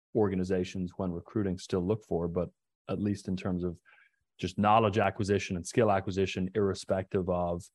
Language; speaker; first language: English; native; English